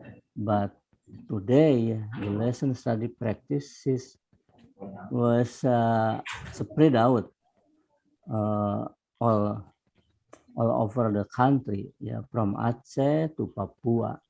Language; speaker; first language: English; non-native, fluent; Indonesian